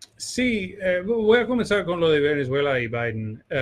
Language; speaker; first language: Spanish; non-native, fluent; English